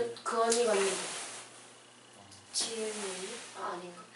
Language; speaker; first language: Korean; native; Korean